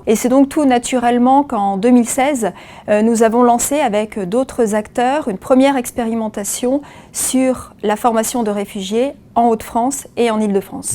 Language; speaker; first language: French; native; French